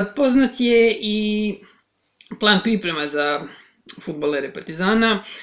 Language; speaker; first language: Serbian; native; Serbian